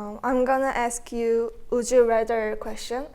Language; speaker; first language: English; non-native, fluent; Korean